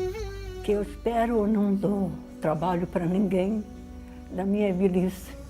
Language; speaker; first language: Portuguese; non-native, learner; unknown